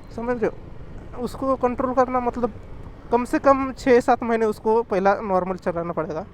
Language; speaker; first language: Hindi; non-native, local second language; Marathi